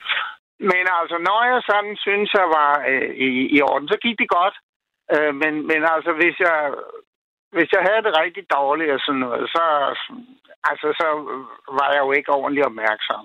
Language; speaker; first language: Danish; native; Danish